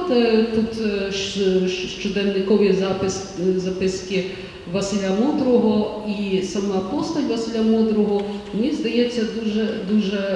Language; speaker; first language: Ukrainian; native; Ukrainian